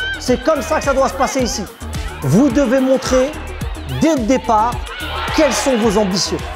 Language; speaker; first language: French; native; French